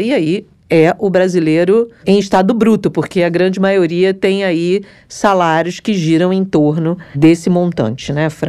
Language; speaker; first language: Portuguese; native; Portuguese